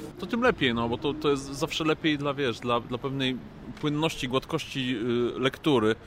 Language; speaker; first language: Polish; native; Polish